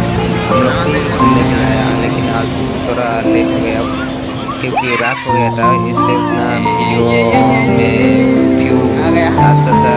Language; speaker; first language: Hindi; non-native, local second language; Assamese